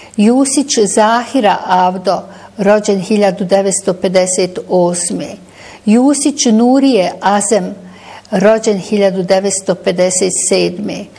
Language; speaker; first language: Bosnian; native; Bosnian